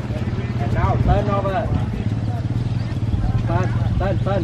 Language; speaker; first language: English; non-native, local second language; Vietnamese